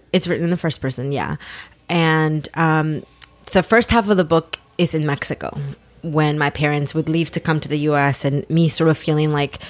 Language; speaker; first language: English; early bilingual, other home language; Spanish